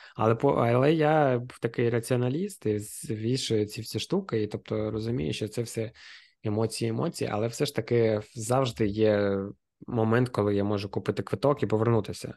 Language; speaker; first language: Ukrainian; non-native, local second language; Russian